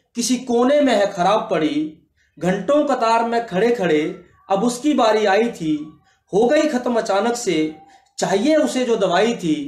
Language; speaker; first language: Hindi; native; Hindi